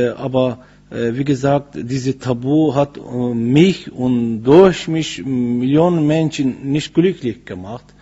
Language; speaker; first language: German; non-native, learner; Kurdish